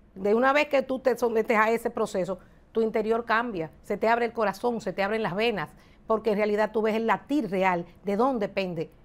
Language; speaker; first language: Spanish; native; Spanish